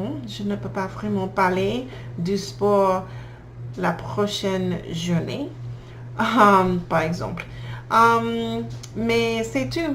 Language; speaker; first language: French; non-native, learner; English